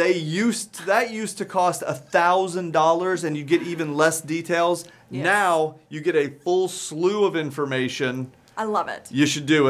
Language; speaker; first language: English; native; English